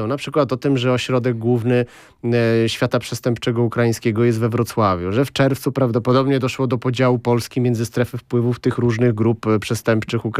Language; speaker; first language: Polish; native; Polish